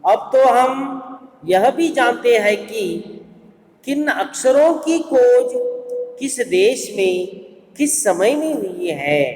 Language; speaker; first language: Hindi; non-native, local second language; Kannada